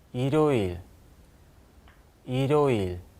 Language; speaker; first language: Korean; non-native, learner; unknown